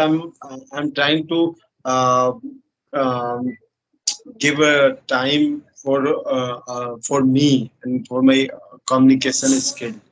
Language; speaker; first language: English; non-native, learner; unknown